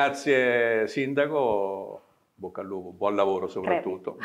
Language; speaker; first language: Italian; native; Italian